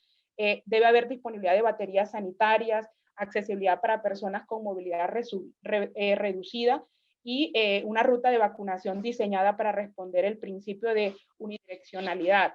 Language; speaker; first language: Spanish; native; Spanish